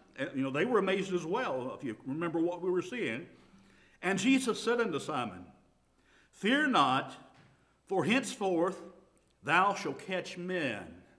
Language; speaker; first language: English; native; English